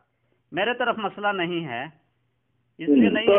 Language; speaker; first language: Hindi; native; Hindi